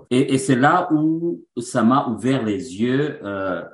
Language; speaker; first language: French; non-native, local second language; Rundi